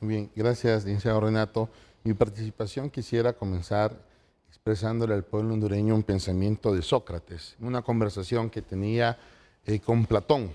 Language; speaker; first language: Spanish; native; Spanish